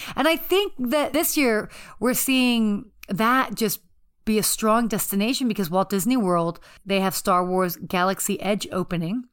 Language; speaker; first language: English; native; English